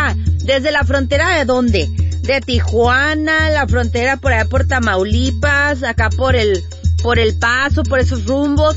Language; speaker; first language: Spanish; native; Spanish